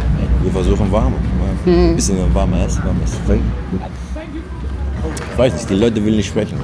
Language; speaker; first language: German; non-native, learner; Greek